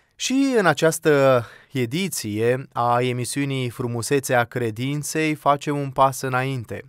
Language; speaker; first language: Romanian; native; Romanian